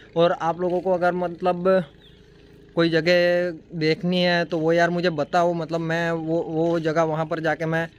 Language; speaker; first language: Hindi; non-native, local second language; Gujarati